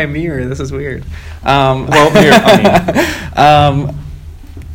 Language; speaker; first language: English; native; English